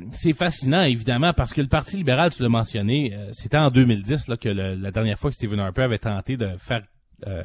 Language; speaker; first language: French; native; French